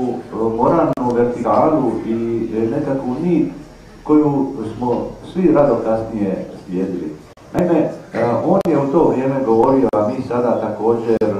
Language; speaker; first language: Serbian; native; Serbian